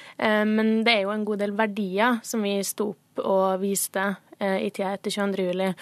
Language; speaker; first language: Norwegian; native; Norwegian